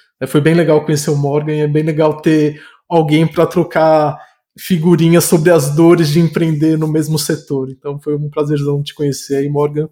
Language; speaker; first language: Portuguese; native; Portuguese